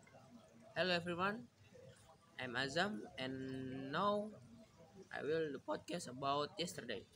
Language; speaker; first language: English; non-native, learner; Indonesian